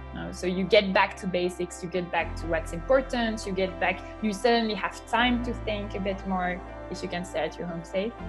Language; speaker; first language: English; non-native, fluent; French